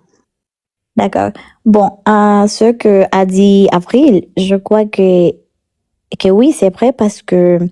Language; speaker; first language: French; non-native, learner; Spanish